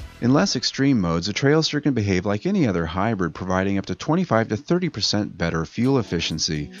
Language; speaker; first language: English; native; English